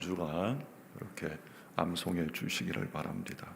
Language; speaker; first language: Korean; native; Korean